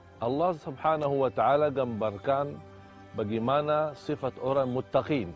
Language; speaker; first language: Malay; non-native, fluent; Arabic